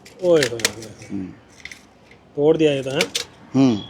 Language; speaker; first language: Hindi; native; Hindi